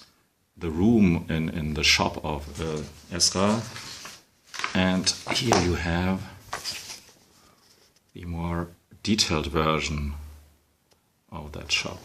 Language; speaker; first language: English; non-native, fluent; German